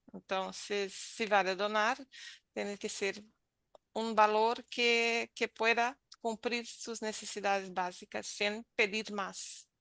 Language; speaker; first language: Spanish; non-native, learner; Portuguese